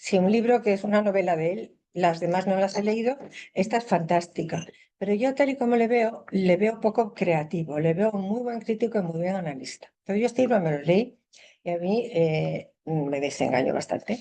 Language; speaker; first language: Spanish; native; Spanish